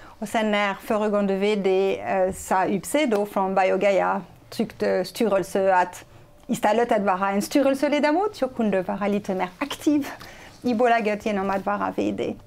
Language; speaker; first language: Swedish; non-native, fluent; French